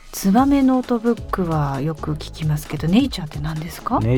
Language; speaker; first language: Japanese; early bilingual, heritage; Japanese